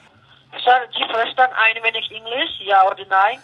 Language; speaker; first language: German; non-native, learner; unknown